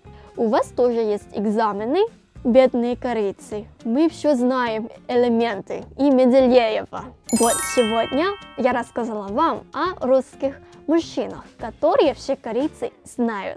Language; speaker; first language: Russian; non-native, fluent; Korean